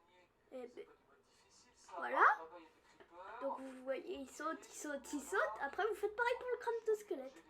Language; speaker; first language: French; native; French